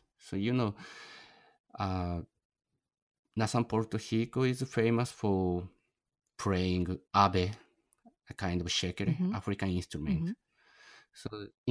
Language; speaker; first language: English; non-native, learner; Japanese